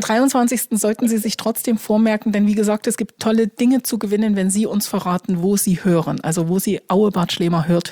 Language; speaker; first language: German; native; German